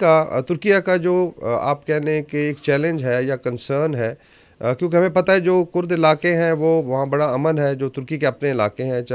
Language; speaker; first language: Urdu; native; Urdu